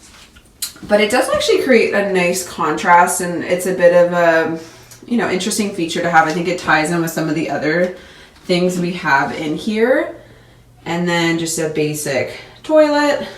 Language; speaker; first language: English; native; English